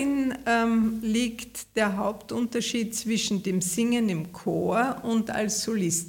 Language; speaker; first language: German; native; German